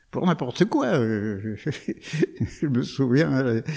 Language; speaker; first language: French; native; French